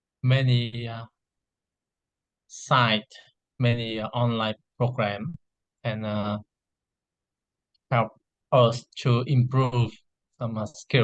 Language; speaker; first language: English; non-native, learner; Vietnamese